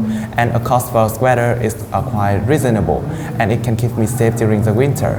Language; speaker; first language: English; non-native, fluent; Vietnamese